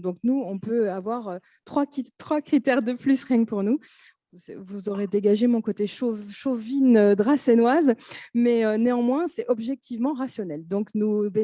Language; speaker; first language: French; native; French